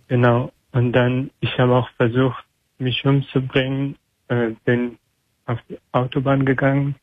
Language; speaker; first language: German; non-native, learner; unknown